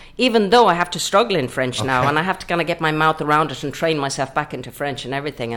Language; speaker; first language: English; native; English